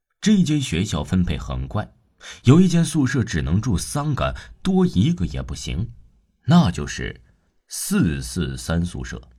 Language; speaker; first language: Chinese; non-native, local second language; Cantonese